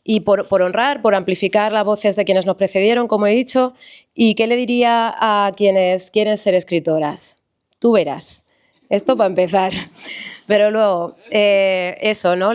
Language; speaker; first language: Spanish; native; Spanish